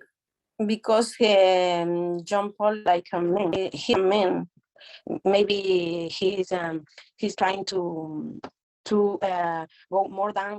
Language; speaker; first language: English; non-native, learner; Spanish